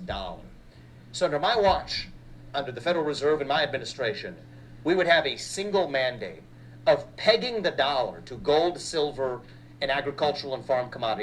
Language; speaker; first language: English; native; English